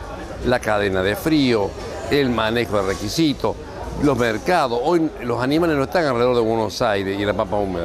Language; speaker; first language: Spanish; native; Spanish